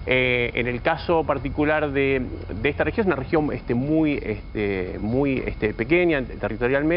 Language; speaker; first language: Spanish; native; Spanish